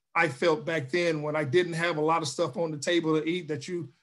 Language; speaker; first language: English; native; English